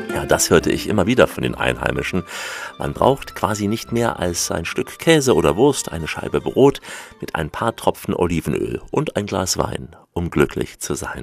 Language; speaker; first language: German; native; German